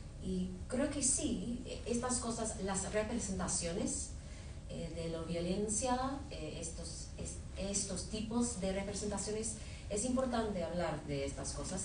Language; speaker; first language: Spanish; non-native, fluent; English